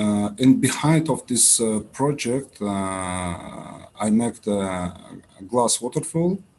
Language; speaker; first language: English; non-native, learner; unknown